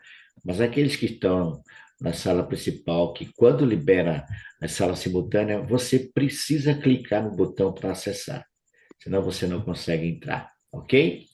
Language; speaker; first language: Portuguese; native; Portuguese